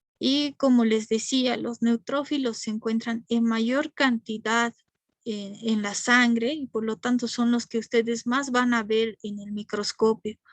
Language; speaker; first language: Spanish; native; Spanish